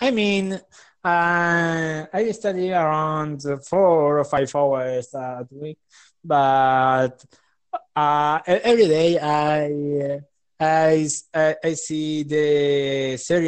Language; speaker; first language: English; non-native, learner; Spanish